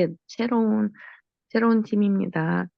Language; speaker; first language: Korean; non-native, local second language; Russian